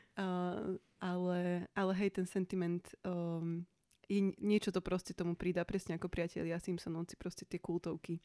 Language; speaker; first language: Slovak; native; Slovak